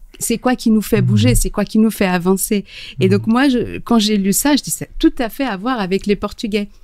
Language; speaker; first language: French; non-native, fluent; Portuguese